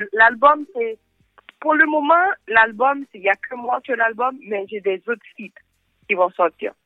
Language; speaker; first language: French; non-native, fluent; English